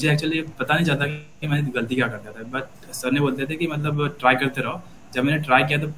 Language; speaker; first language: Hindi; native; Hindi